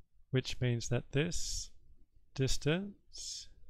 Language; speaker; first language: English; native; English